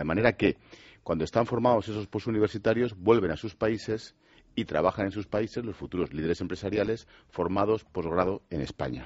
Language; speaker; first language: Spanish; native; Spanish